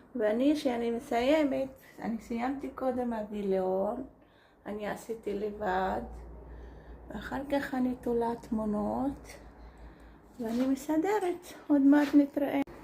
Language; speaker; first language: Hebrew; non-native, learner; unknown